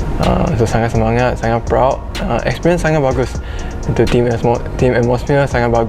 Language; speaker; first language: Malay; non-native, local second language; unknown